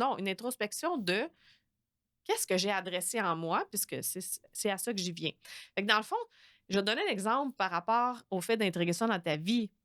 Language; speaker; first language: French; native; French